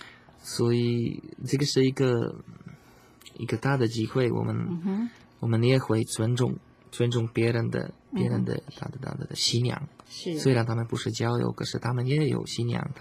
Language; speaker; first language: Chinese; non-native, learner; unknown